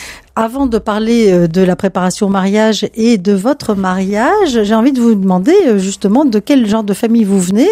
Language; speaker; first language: French; native; French